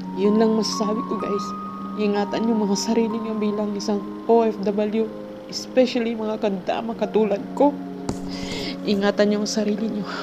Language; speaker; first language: Filipino; non-native, local second language; Cebuano